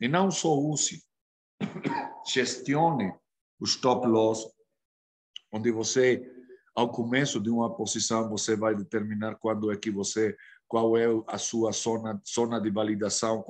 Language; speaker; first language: Portuguese; non-native, fluent; Spanish